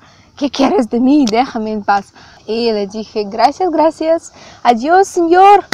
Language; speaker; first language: Spanish; non-native, fluent; Russian